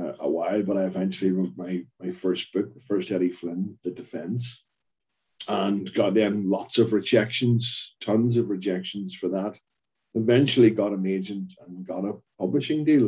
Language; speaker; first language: English; native; English